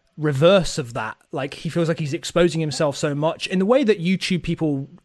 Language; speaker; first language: English; native; English